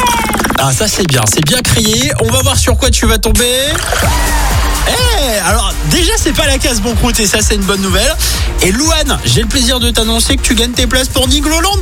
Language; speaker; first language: French; native; French